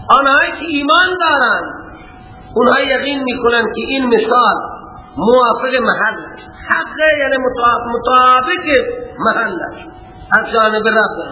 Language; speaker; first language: Persian; non-native, local second language; Baluchi